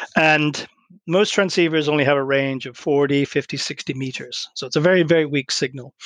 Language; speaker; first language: English; native; English